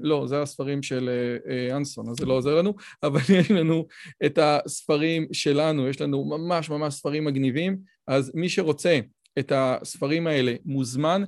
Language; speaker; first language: Hebrew; native; Hebrew